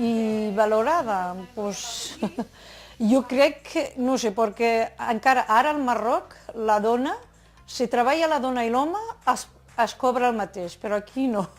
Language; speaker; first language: Catalan; non-native, fluent; Arabic